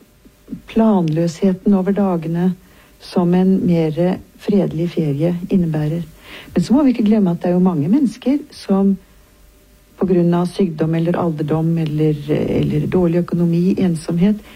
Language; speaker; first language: Norwegian; native; Norwegian